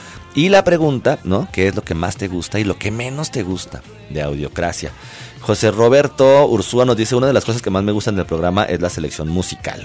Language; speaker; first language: Spanish; native; Spanish